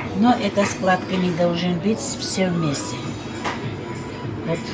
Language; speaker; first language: Russian; non-native, learner; Georgian